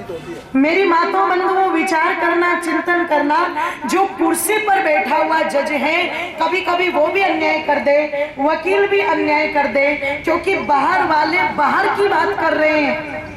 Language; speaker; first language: Hindi; native; Hindi